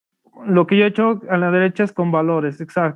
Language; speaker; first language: Spanish; native; Spanish